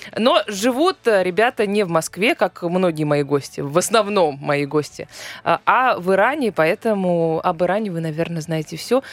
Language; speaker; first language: Russian; native; Russian